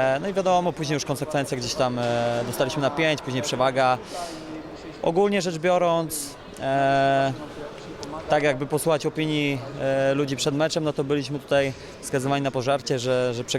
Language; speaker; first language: Polish; native; Polish